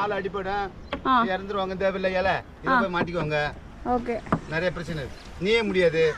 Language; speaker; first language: Tamil; native; Tamil